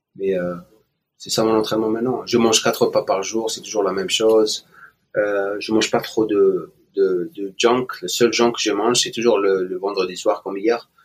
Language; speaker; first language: French; non-native, local second language; Arabic